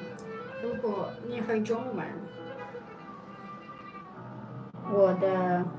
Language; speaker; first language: Chinese; non-native, local second language; Uyghur